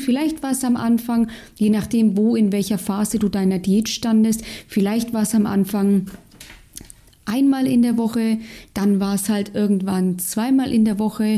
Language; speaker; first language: German; native; German